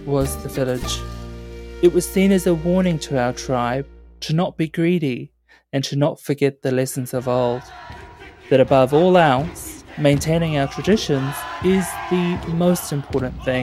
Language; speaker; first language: English; native; English